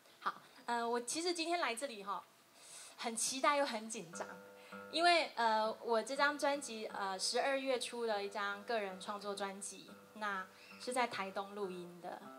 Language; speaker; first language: Chinese; native; Chinese